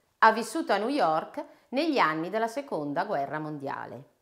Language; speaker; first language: Italian; native; Italian